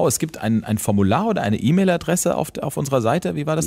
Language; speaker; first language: German; native; German